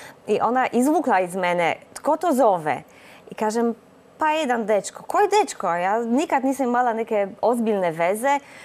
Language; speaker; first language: Croatian; non-native, fluent; Polish